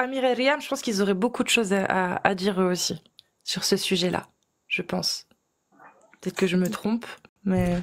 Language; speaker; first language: French; native; French